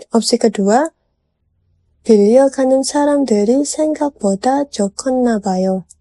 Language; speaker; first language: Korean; non-native, fluent; Indonesian